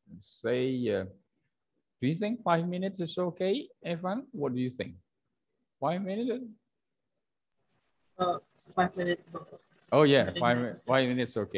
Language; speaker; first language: English; non-native, fluent; Indonesian